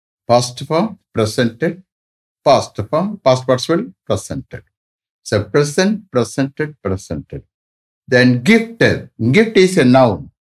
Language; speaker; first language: English; non-native, local second language; Tamil